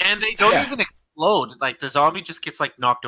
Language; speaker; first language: English; native; English